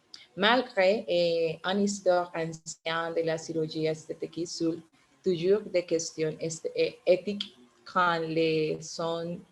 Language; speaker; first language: French; non-native, learner; Spanish